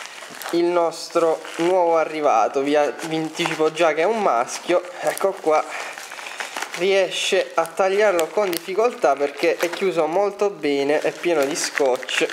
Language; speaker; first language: Italian; native; Italian